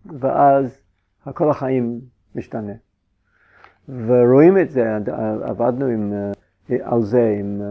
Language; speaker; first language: Hebrew; non-native, fluent; English